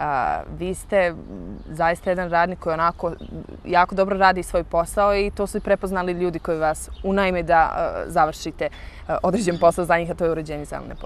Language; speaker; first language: Serbian; native; Serbian